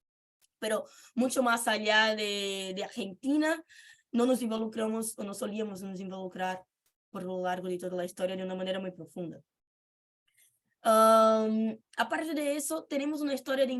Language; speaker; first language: Spanish; non-native, fluent; Portuguese